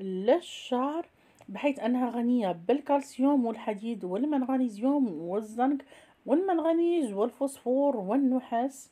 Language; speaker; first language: Arabic; native; Arabic